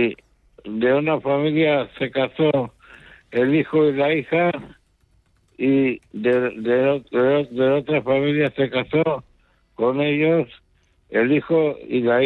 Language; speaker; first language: Spanish; non-native, local second language; Basque